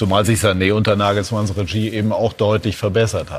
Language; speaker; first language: German; native; German